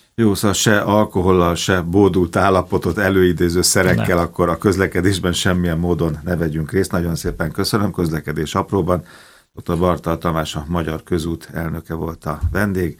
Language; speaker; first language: Hungarian; native; Hungarian